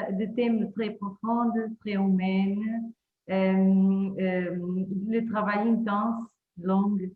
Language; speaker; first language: French; non-native, learner; Portuguese